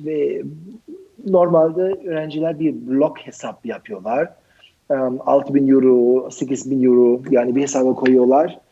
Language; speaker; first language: Turkish; non-native, fluent; German